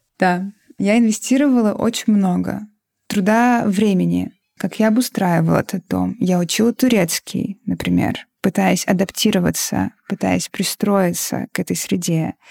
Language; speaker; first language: Russian; native; Russian